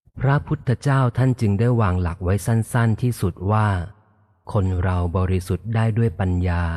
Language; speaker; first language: Thai; native; Thai